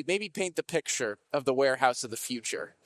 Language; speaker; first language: English; native; English